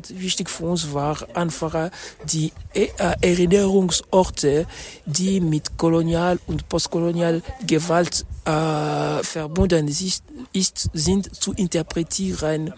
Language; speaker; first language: German; non-native, fluent; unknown